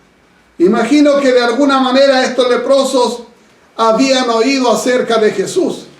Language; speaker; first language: Spanish; native; Spanish